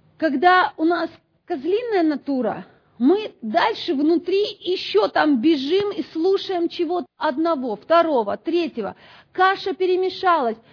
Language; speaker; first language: Russian; native; Russian